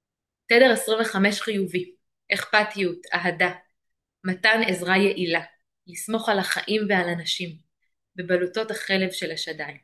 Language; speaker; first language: Hebrew; native; Hebrew